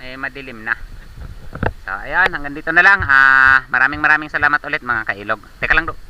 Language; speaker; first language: Filipino; non-native, local second language; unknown